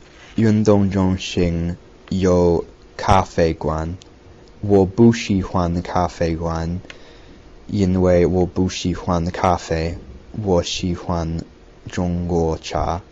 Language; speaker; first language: Chinese; non-native, learner; English